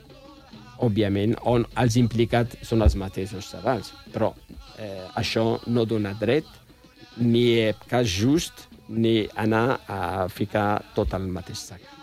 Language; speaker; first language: Catalan; non-native, fluent; Riffian